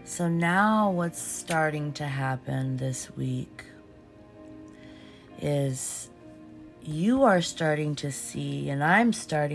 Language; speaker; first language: English; early bilingual, other home language; Portuguese